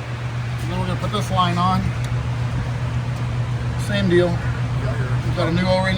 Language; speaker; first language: English; native; English